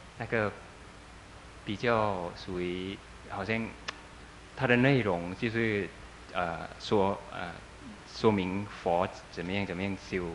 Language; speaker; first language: Chinese; non-native, fluent; Thai